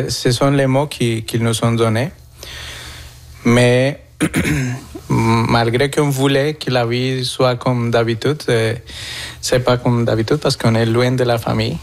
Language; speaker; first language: French; non-native, fluent; Spanish